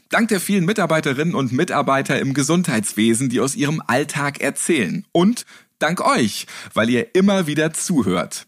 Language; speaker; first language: German; native; German